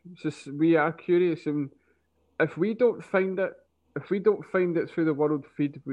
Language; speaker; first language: English; native; English